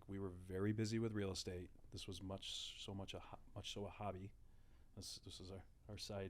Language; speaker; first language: English; native; English